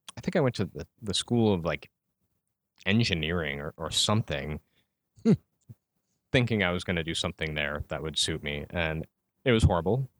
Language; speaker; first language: English; native; English